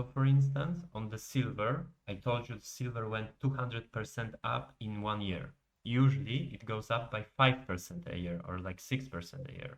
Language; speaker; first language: English; non-native, fluent; Polish